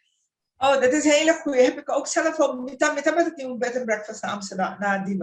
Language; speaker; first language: Dutch; non-native, local second language; Papiamento